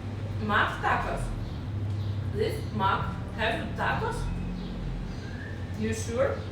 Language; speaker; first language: English; non-native, learner; Russian